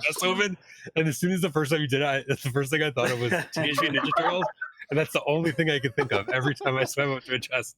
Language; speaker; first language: English; native; English